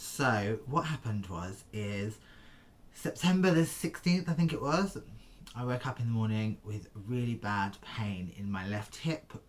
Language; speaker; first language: English; native; English